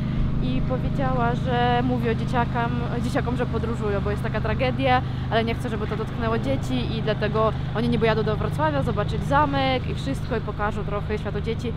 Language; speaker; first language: Polish; non-native, fluent; Ukrainian